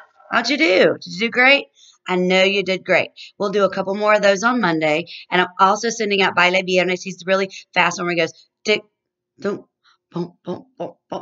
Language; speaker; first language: English; native; English